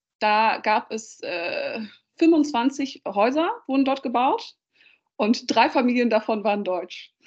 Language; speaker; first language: German; early bilingual, other home language; Dutch